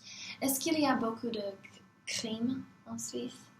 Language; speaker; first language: French; non-native, learner; English